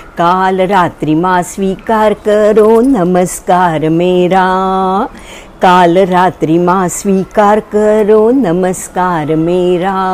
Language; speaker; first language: Hindi; non-native, local second language; Marathi